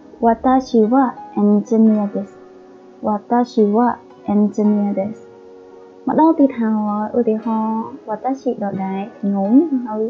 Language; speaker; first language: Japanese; non-native, fluent; Khmer